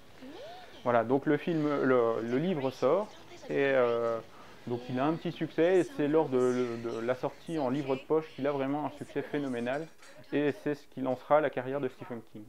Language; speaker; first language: French; native; French